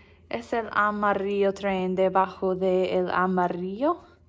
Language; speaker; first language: Spanish; non-native, learner; English